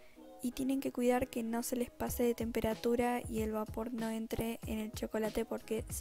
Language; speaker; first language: Spanish; native; Spanish